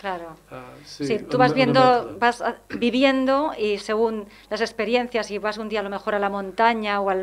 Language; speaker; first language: Spanish; native; Spanish